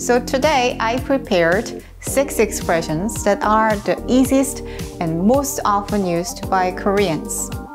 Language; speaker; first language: English; non-native, fluent; Korean